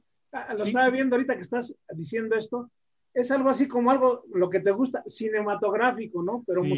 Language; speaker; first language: Spanish; native; Spanish